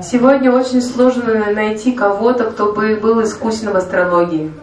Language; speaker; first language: Russian; native; Russian